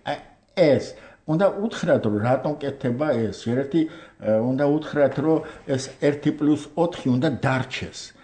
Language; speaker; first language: Georgian; non-native, local second language; Armenian